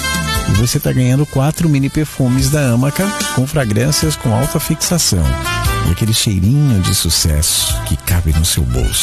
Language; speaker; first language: Portuguese; native; Portuguese